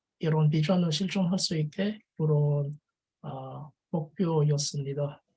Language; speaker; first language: Korean; non-native, learner; French